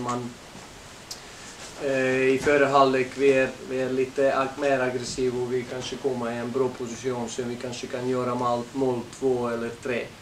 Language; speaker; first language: Swedish; non-native, learner; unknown